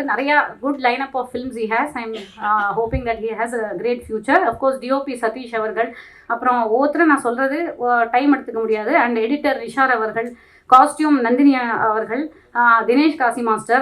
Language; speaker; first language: Tamil; native; Tamil